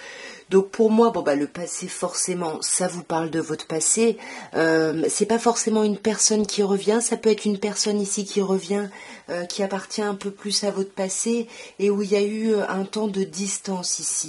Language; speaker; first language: French; native; French